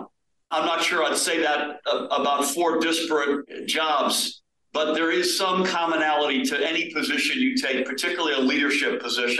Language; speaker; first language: English; native; English